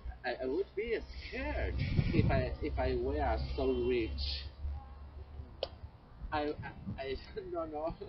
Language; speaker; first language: English; non-native, learner; Spanish